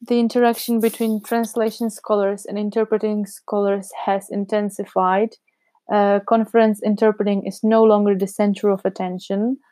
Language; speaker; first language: English; non-native, fluent; Czech